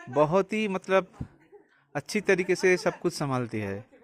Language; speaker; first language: Hindi; non-native, local second language; Bangla